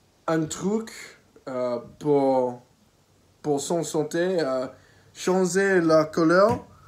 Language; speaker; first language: French; non-native, learner; English